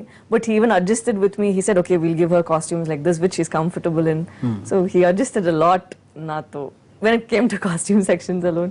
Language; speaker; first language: Telugu; non-native, fluent; Tamil